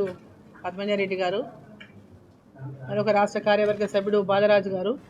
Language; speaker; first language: Telugu; native; Telugu